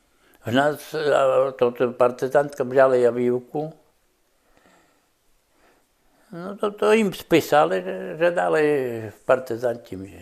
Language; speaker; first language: Polish; non-native, local second language; Rusyn